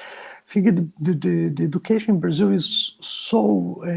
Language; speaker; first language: English; non-native, learner; Portuguese